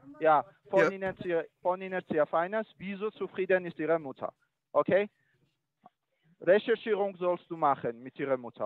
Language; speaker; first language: German; non-native, learner; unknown